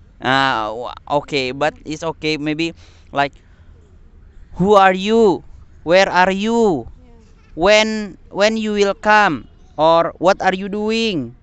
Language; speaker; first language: English; non-native, learner; Indonesian